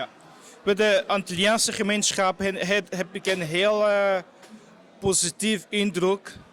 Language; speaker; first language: Dutch; non-native, fluent; Portuguese